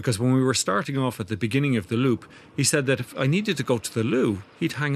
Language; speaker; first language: English; native; English